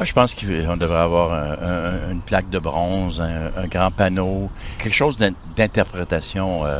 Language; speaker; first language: French; native; French